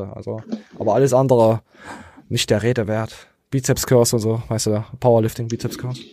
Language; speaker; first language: German; native; German